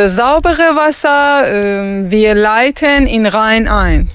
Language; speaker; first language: German; non-native, learner; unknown